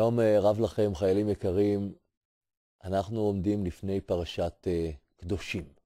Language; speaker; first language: Hebrew; native; Hebrew